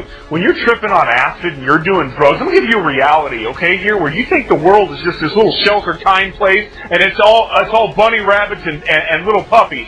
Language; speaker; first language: English; native; English